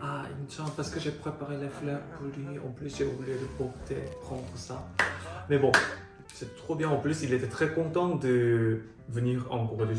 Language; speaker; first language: French; non-native, fluent; Korean